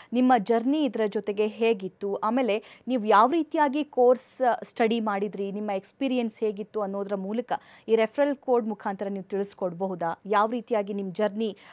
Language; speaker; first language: Kannada; native; Kannada